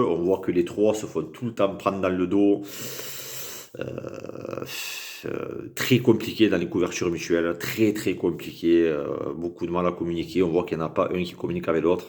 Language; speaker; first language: French; native; French